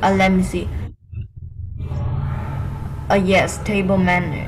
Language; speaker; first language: English; non-native, learner; Vietnamese